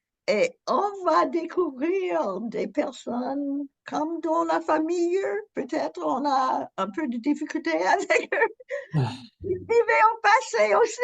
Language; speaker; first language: French; non-native, fluent; English